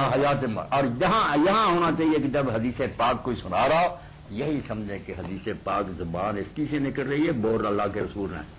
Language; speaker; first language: Urdu; non-native, local second language; Punjabi